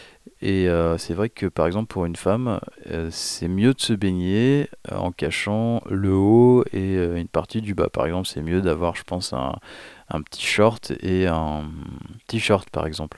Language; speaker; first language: French; native; French